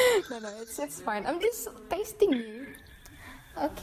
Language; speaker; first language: English; non-native, fluent; Indonesian